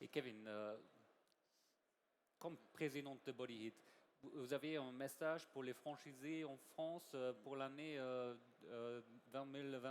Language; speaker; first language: French; non-native, learner; German